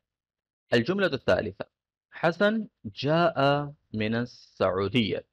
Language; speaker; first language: Arabic; non-native, fluent; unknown